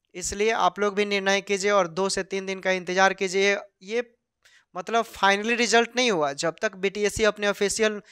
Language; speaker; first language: Hindi; native; Hindi